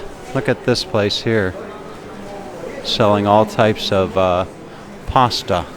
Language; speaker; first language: English; native; English